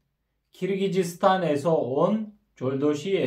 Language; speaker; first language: Korean; non-native, fluent; Kyrgyz